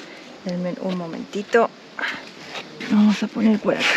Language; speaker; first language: Spanish; native; Spanish